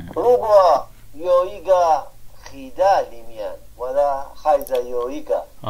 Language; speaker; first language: Chinese; non-native, learner; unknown